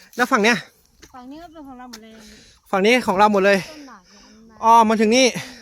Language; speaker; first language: Thai; non-native, local second language; S'gaw Karen